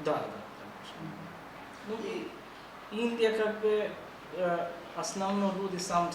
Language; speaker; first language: Russian; non-native, learner; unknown